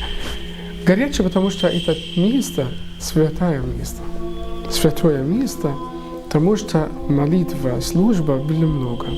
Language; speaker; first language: Russian; non-native, learner; Arabic